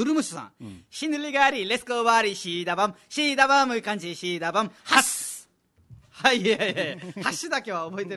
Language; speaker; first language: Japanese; non-native, fluent; Nepali